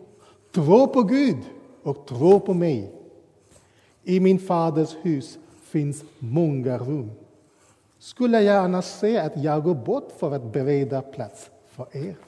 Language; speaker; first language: Swedish; non-native, fluent; English